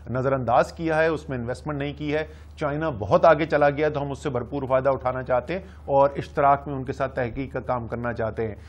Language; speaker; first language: Urdu; native; Urdu